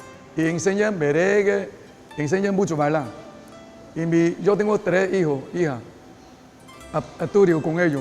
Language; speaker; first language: Spanish; non-native, learner; Chinese